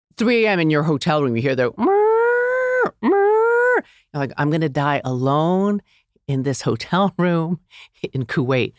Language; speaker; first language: English; native; English